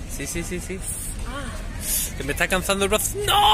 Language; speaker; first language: Spanish; native; Spanish